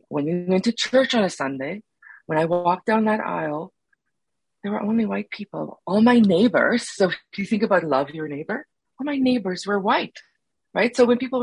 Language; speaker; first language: English; non-native, local second language; Afrikaans